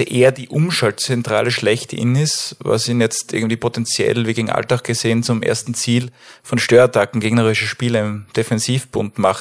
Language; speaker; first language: German; native; German